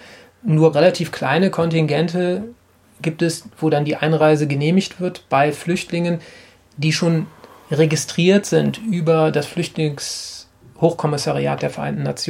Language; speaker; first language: German; native; German